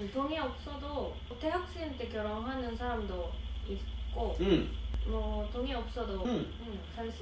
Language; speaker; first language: Korean; non-native, fluent; Japanese